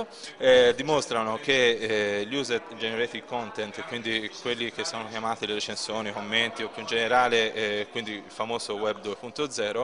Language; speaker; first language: Italian; native; Italian